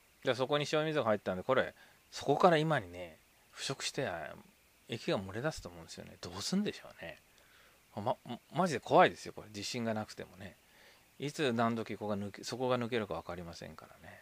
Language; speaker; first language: Japanese; native; Japanese